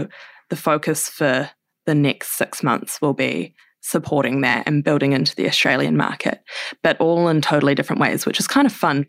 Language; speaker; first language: English; native; English